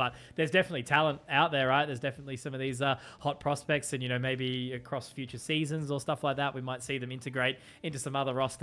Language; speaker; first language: English; native; English